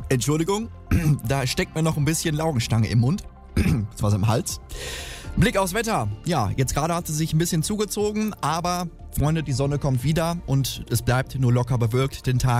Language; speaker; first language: German; native; German